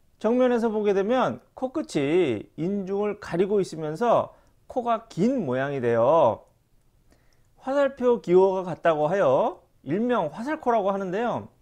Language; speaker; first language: Korean; native; Korean